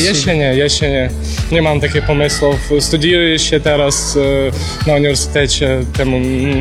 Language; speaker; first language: Polish; non-native, learner; Ukrainian